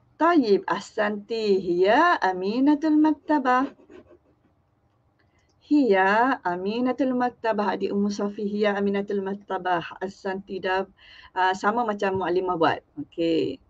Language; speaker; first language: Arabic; non-native, fluent; Malay